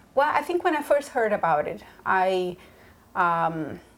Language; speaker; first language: English; early bilingual, other home language; Portuguese